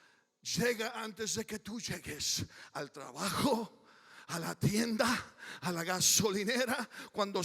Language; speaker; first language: Spanish; early bilingual, heritage; Spanish